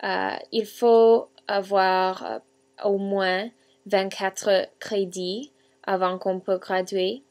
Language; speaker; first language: French; non-native, learner; English